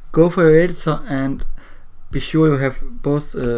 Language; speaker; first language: English; non-native, learner; Danish